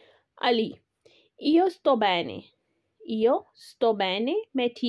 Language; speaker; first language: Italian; non-native, learner; Urdu